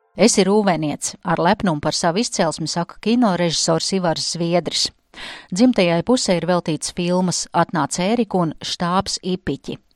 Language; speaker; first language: Latvian; native; Latvian